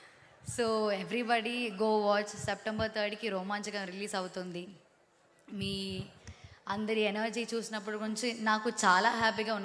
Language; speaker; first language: Telugu; non-native, learner; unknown